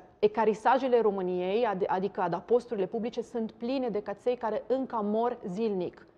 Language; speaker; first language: Romanian; non-native, fluent; Italian